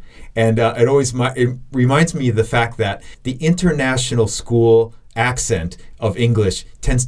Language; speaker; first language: English; native; English